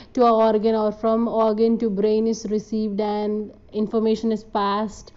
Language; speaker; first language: English; non-native, local second language; Malayalam